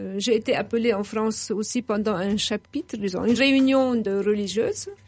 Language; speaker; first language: French; non-native, local second language; Arabic